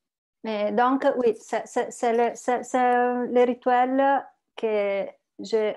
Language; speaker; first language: French; non-native, learner; Italian